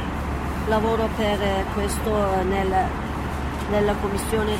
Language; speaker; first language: Italian; non-native, fluent; Turkish